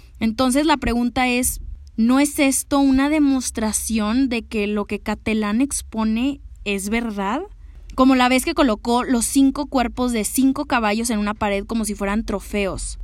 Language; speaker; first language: Spanish; native; Spanish